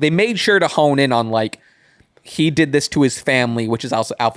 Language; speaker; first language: English; native; English